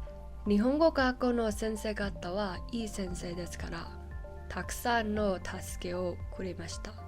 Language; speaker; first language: Japanese; non-native, learner; English